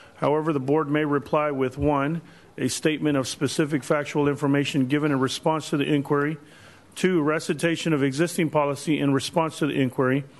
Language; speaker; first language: English; native; English